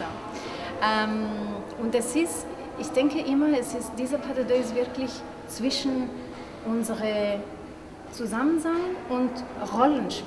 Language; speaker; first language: German; non-native, fluent; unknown